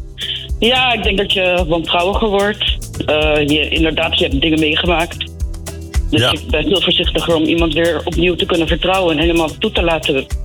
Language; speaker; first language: Dutch; native; Dutch